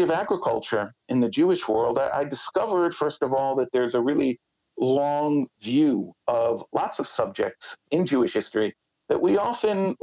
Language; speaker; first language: English; native; English